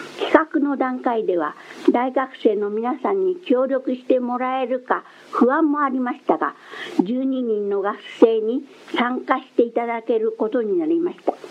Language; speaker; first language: Japanese; native; Japanese